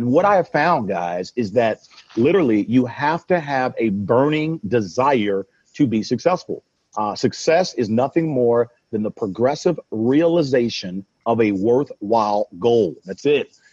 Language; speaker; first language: English; native; English